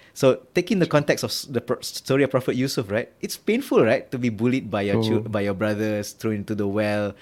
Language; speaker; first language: English; non-native, local second language; Malay